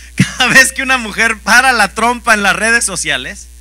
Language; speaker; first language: Spanish; native; Spanish